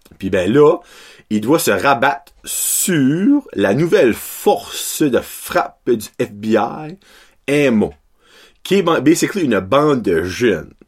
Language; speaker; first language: French; native; French